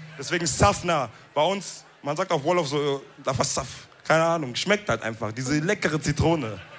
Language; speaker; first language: German; early bilingual, other home language; Wolof